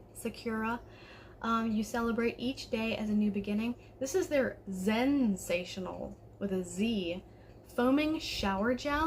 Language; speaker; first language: English; native; English